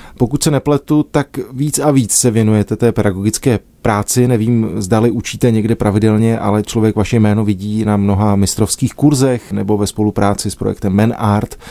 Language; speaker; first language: Czech; native; Czech